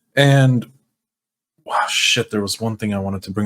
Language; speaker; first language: English; native; English